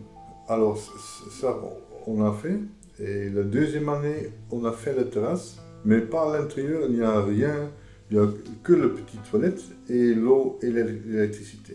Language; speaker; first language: French; non-native, fluent; Dutch